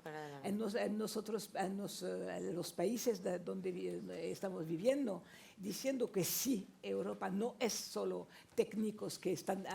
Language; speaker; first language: Spanish; non-native, fluent; French